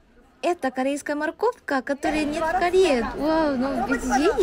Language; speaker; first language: Russian; non-native, learner; Korean